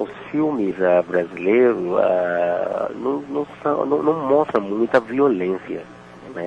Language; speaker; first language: Portuguese; non-native, fluent; Yoruba